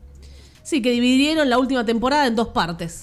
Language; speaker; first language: Spanish; native; Spanish